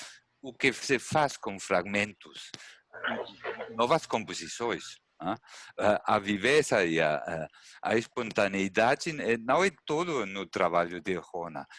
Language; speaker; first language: Portuguese; non-native, learner; German